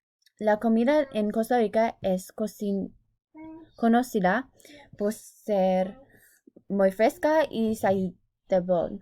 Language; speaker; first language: Spanish; non-native, learner; English